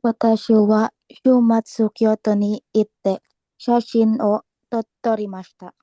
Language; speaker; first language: Japanese; non-native, learner; Filipino